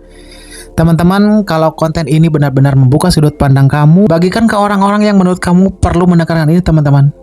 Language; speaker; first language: Indonesian; native; Indonesian